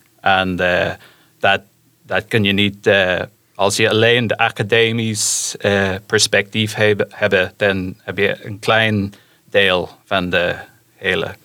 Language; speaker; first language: Dutch; non-native, fluent; English